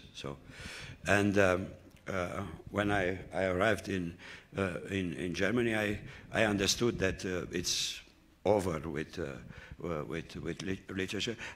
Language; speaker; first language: English; non-native, fluent; Romanian